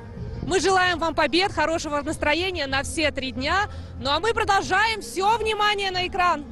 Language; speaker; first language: Russian; native; Russian